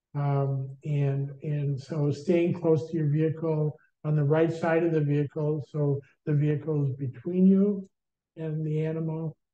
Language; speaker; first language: English; native; English